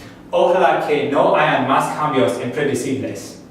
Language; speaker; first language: Spanish; non-native, learner; English